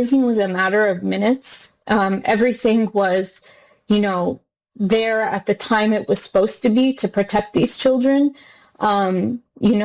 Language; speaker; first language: English; native; English